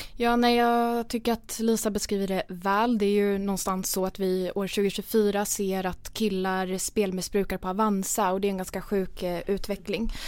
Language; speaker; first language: Swedish; non-native, fluent; Spanish